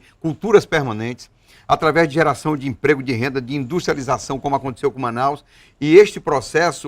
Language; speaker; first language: Portuguese; native; Portuguese